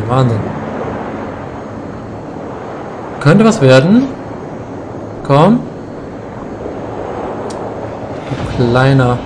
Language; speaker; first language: German; native; German